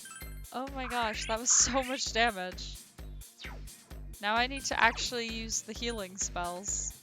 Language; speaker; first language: English; native; English